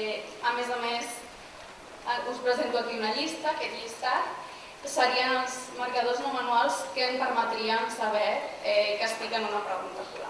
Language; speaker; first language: Catalan; native; Catalan